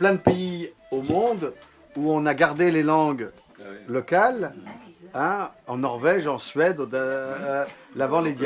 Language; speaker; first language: French; native; French